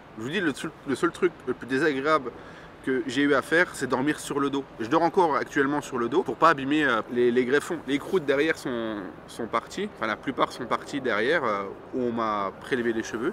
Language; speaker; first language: French; native; French